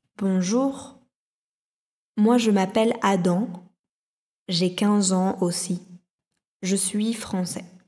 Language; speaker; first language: French; native; French